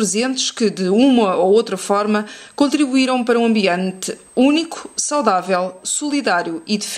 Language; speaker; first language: Portuguese; native; Portuguese